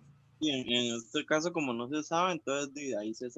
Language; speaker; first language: Spanish; native; Spanish